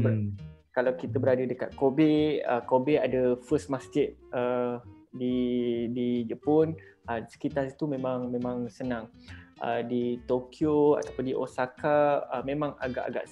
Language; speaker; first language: Malay; native; Malay